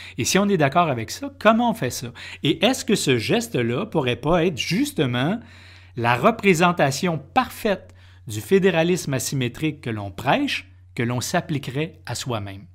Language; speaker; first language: French; native; French